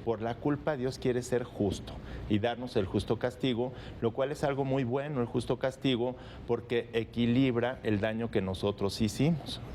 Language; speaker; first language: Spanish; native; Spanish